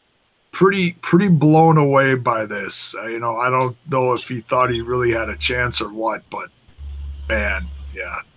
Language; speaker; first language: English; native; English